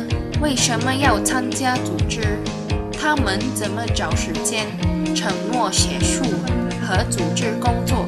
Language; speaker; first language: Chinese; non-native, learner; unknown